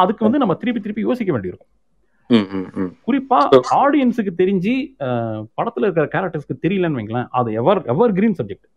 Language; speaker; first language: Tamil; native; Tamil